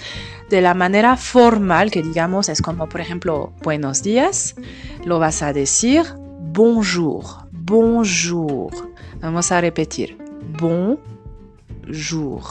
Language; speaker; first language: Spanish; non-native, fluent; French